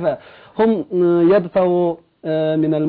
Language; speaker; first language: Arabic; non-native, learner; Chinese